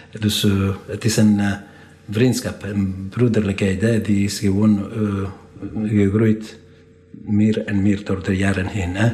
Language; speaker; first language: Dutch; non-native, fluent; Italian